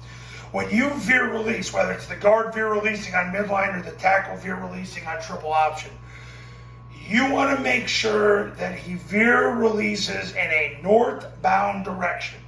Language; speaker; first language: English; native; English